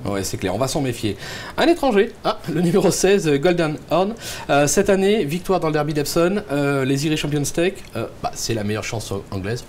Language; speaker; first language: French; native; French